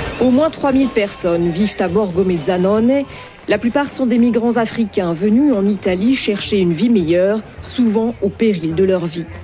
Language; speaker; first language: French; native; French